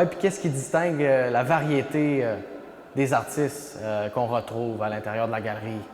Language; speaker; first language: French; native; French